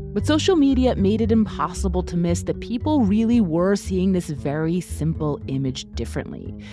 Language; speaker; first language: English; non-native, fluent; German